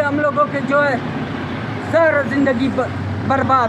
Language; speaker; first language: Urdu; native; Urdu